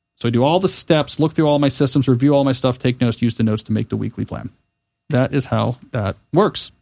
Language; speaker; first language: English; native; English